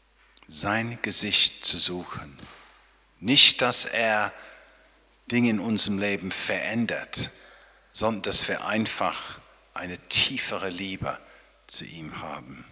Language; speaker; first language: German; non-native, fluent; English